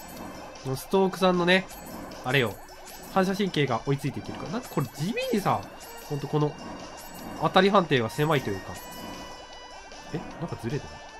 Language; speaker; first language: Japanese; native; Japanese